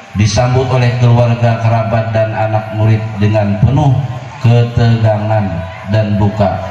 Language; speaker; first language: Indonesian; native; Indonesian